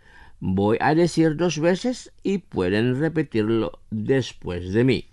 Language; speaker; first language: Spanish; non-native, fluent; Indonesian